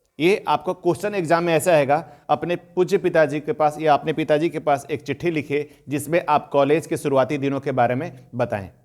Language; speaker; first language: Hindi; native; Hindi